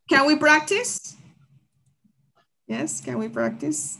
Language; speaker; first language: English; non-native, fluent; Spanish